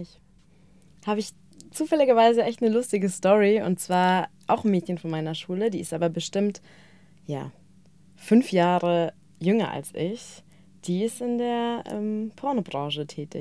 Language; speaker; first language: German; native; German